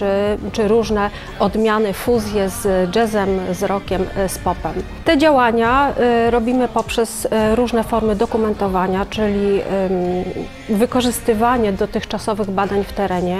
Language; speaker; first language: Polish; native; Polish